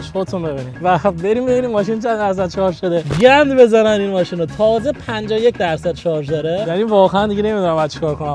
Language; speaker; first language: Persian; native; Persian